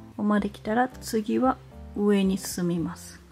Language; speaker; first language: Japanese; native; Japanese